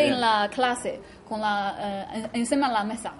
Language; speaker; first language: Spanish; non-native, fluent; Chinese